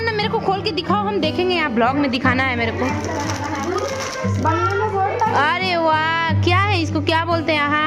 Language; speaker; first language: Hindi; native; Hindi